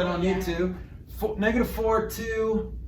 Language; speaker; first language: English; native; English